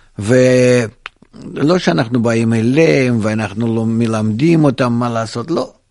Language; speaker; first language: Hebrew; non-native, fluent; Russian